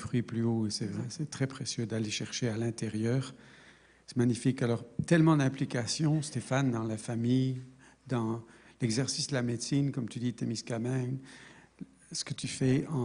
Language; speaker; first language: French; native; French